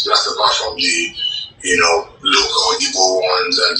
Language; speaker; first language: English; non-native, local second language; Igbo